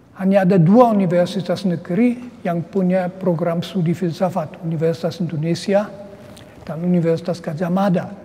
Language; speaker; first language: Indonesian; non-native, fluent; German